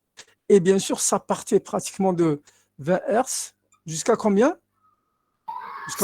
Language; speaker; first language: French; non-native, local second language; Arabic